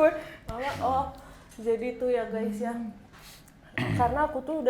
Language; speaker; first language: Indonesian; native; Indonesian